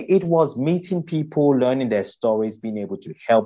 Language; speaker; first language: English; non-native, local second language; Yoruba